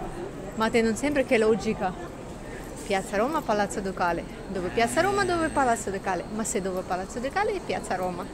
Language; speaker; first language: Italian; non-native, learner; Russian